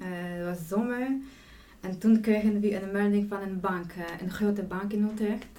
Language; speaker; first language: Dutch; non-native, fluent; Polish